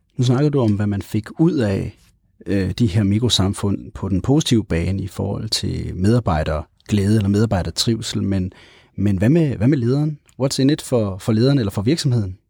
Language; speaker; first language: Danish; native; Danish